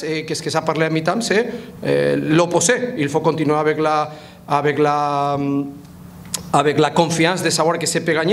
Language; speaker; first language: French; non-native, fluent; Spanish